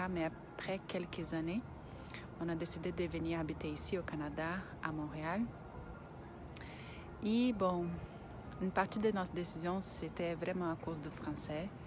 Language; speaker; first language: French; non-native, fluent; Portuguese